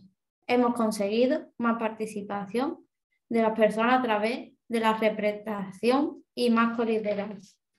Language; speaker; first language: Spanish; native; Spanish